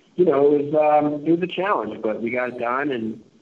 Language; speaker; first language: English; native; English